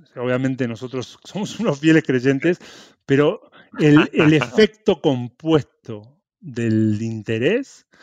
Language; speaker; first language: Spanish; native; Spanish